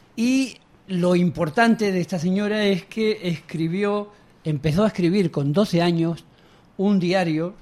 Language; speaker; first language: Spanish; native; Spanish